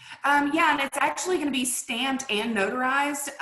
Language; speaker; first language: English; native; English